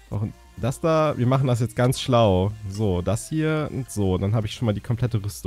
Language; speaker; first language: German; native; German